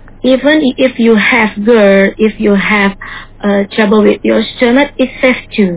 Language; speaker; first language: English; non-native, learner; Indonesian